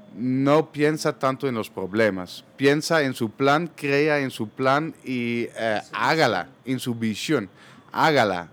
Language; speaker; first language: Spanish; non-native, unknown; Dutch